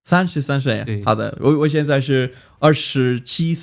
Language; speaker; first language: Chinese; non-native, learner; Swiss German